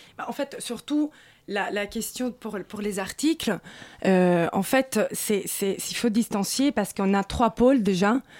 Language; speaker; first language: French; non-native, fluent; Italian